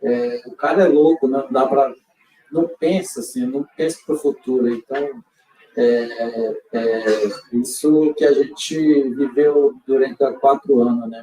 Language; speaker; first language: Portuguese; non-native, local second language; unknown